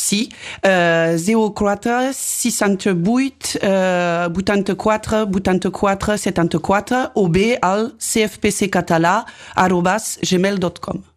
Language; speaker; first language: Catalan; non-native, local second language; French